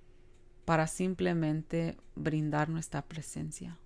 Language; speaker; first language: Spanish; early bilingual, heritage; Spanish